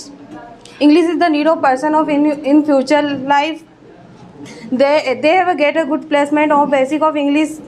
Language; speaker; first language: English; non-native, learner; Hindi